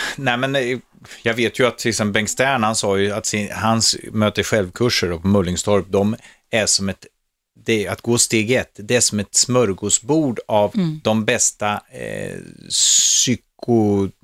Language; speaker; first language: Swedish; native; Swedish